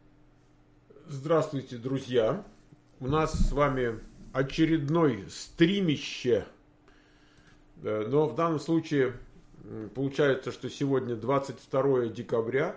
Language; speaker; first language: Russian; native; Russian